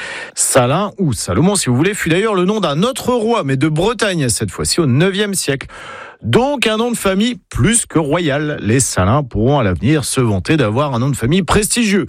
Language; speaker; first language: French; native; French